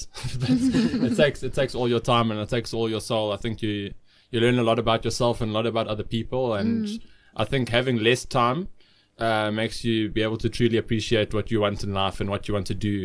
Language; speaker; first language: English; native; English